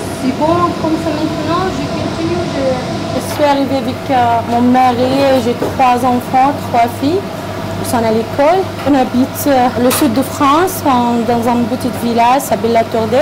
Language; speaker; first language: French; non-native, learner; Arabic